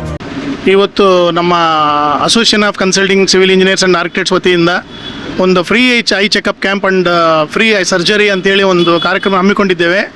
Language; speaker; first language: Kannada; native; Kannada